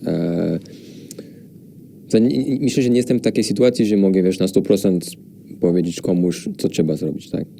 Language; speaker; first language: Polish; non-native, fluent; French